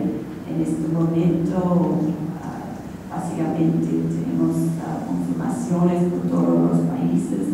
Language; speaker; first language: Spanish; non-native, fluent; English